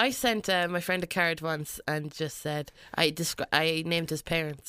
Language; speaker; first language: English; native; English